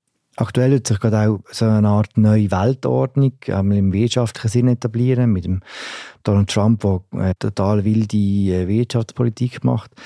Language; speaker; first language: German; native; German